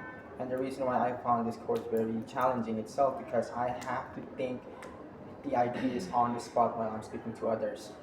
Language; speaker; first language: English; non-native, fluent; Indonesian